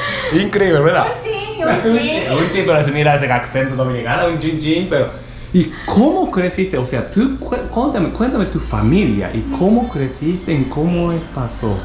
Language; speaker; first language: Spanish; non-native, learner; Japanese